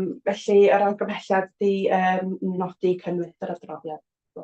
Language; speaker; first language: Welsh; native; Welsh